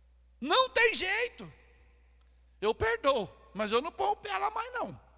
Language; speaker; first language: Portuguese; native; Portuguese